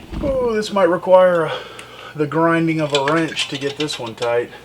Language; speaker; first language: English; native; English